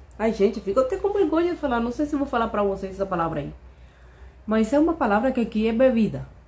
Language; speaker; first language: Portuguese; non-native, fluent; Spanish